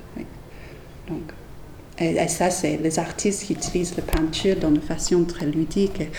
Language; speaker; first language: French; non-native, fluent; English